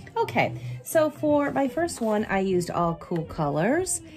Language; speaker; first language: English; native; English